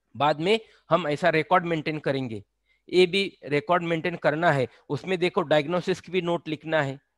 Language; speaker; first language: Hindi; non-native, local second language; Marathi